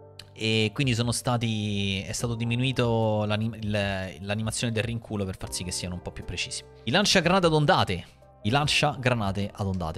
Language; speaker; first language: Italian; native; Italian